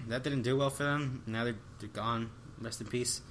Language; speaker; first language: English; native; English